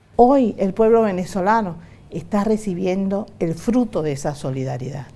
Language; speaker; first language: Spanish; native; Spanish